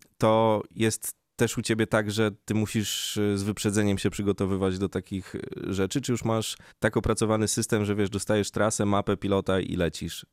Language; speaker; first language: Polish; native; Polish